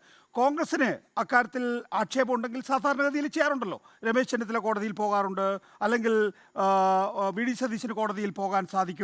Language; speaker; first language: Malayalam; native; Malayalam